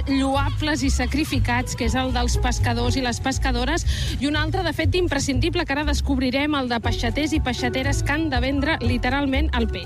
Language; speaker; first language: Catalan; native; Catalan